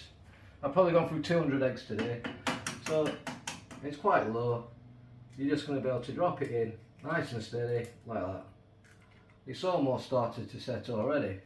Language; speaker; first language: English; native; English